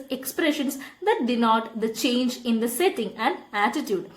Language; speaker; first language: English; non-native, local second language; Malayalam